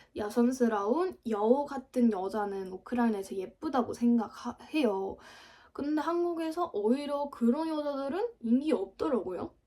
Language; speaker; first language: Korean; non-native, fluent; Ukrainian